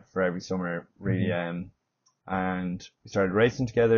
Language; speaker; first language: English; native; English